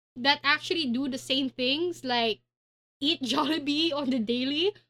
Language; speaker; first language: English; non-native, local second language; Filipino